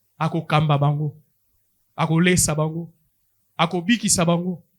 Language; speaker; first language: Lingala; non-native, local second language; Kongo